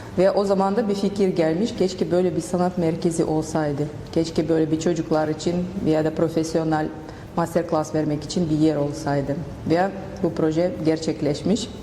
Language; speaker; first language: Turkish; non-native, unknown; Russian